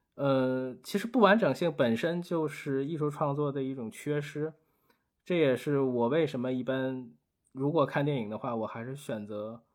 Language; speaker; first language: Chinese; native; Chinese